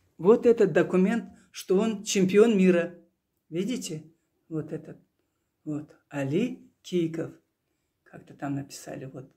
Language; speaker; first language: Russian; non-native, local second language; Karachay-Balkar